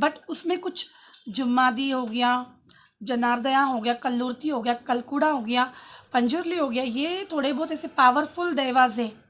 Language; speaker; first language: Hindi; non-native, local second language; Tulu